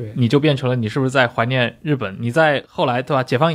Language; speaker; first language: Chinese; native; Chinese